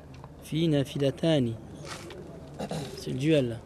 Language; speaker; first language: Arabic; non-native, fluent; French